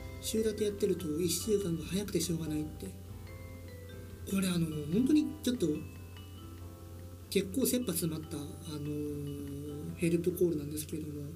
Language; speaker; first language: Japanese; native; Japanese